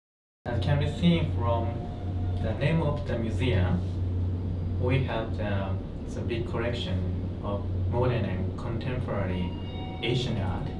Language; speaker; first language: English; non-native, learner; Japanese